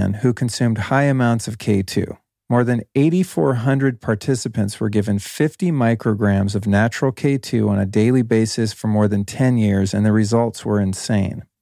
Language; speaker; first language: English; native; English